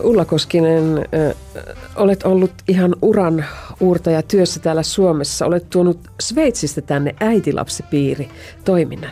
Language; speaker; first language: Finnish; native; Finnish